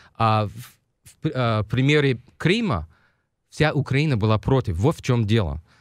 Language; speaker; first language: Russian; non-native, fluent; English